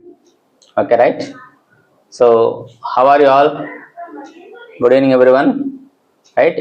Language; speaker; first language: English; non-native, local second language; Telugu